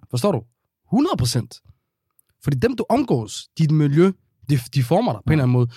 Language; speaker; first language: Danish; early bilingual, other home language; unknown